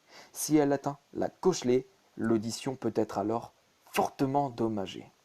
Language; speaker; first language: French; native; French